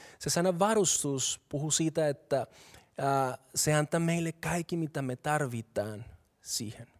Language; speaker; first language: Finnish; non-native, fluent; Spanish